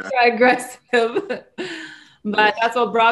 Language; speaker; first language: English; non-native, fluent; Hebrew